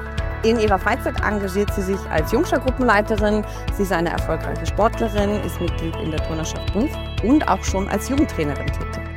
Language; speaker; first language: German; native; German